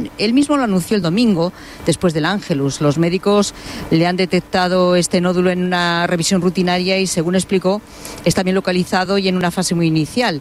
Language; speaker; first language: Spanish; native; Spanish